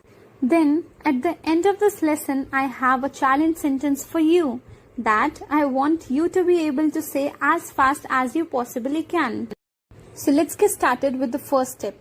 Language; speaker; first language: English; non-native, local second language; Hindi